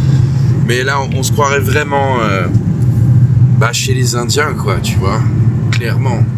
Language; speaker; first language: French; native; French